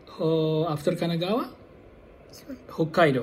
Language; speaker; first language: English; non-native, fluent; Indonesian